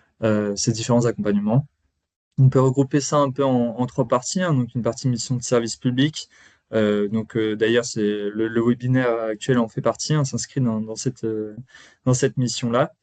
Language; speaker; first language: French; native; French